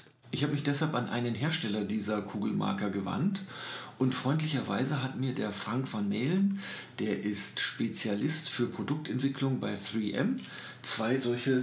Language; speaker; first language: German; native; German